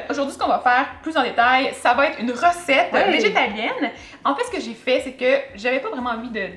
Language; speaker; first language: French; native; French